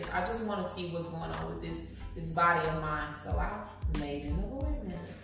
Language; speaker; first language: English; native; English